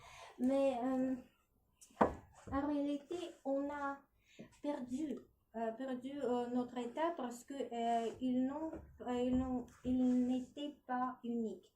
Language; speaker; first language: French; non-native, learner; Russian